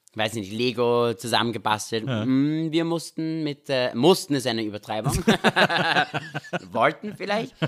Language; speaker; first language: German; native; German